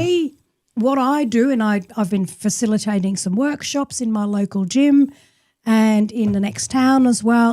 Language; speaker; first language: English; native; English